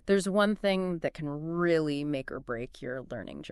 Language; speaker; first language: English; native; English